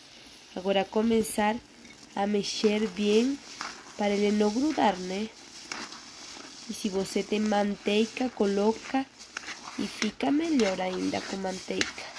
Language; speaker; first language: Portuguese; non-native, fluent; Spanish